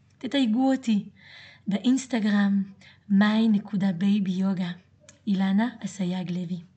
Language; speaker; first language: Hebrew; early bilingual, other home language; French